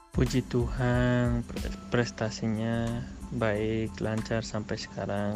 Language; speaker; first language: Indonesian; non-native, local second language; Tetum